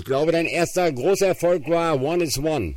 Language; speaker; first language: German; native; German